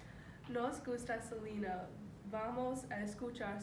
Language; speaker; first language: Spanish; non-native, learner; English